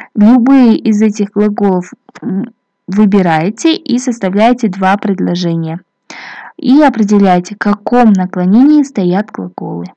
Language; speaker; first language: Russian; non-native, local second language; Kazakh